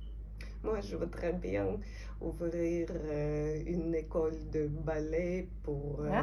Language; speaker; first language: French; non-native, fluent; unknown